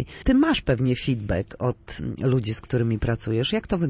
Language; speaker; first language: Polish; native; Polish